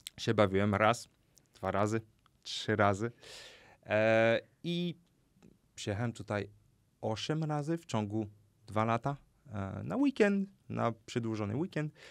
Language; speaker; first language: Polish; non-native, fluent; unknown